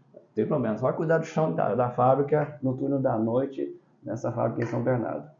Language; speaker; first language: Portuguese; early bilingual, other home language; Chinese